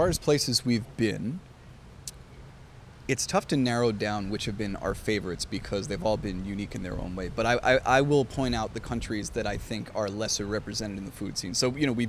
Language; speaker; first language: English; native; English